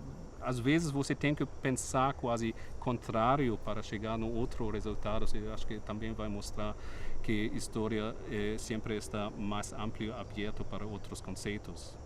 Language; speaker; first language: Portuguese; non-native, fluent; German